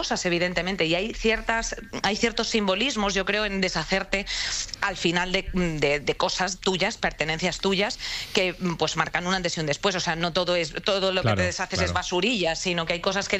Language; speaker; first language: Spanish; native; Spanish